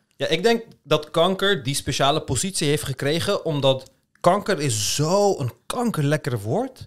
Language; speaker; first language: Dutch; early bilingual, other home language; Turkish